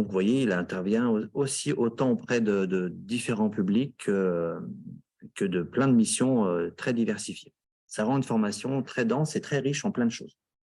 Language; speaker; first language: French; native; French